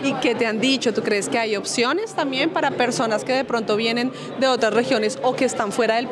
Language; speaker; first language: Spanish; native; Spanish